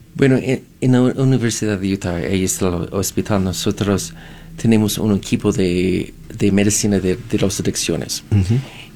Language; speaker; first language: Spanish; non-native, fluent; English